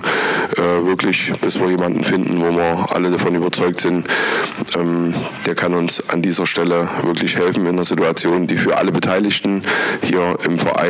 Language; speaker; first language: German; native; German